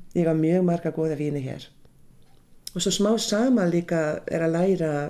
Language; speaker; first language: Icelandic; non-native, learner; Hungarian